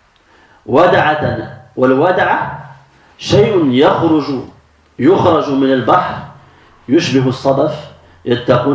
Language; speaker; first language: Arabic; non-native, fluent; French